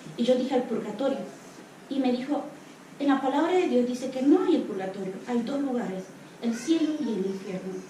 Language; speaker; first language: Spanish; non-native, local second language; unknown